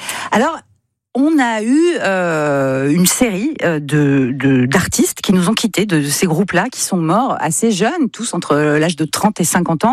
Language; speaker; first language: French; native; French